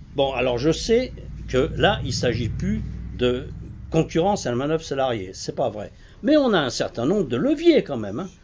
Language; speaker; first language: French; native; French